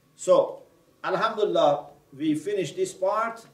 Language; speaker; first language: English; non-native, fluent; Persian